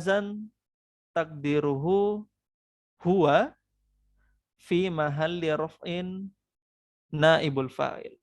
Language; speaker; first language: Arabic; non-native, fluent; Indonesian